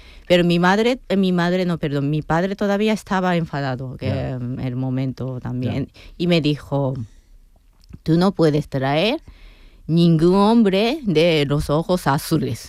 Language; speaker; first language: Spanish; non-native, fluent; Japanese